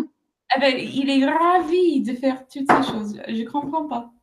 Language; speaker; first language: French; non-native, fluent; English